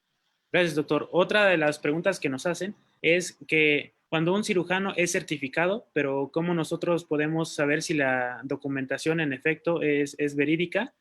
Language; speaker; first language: Spanish; native; Spanish